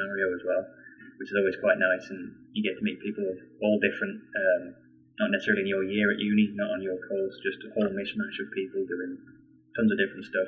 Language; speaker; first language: English; native; English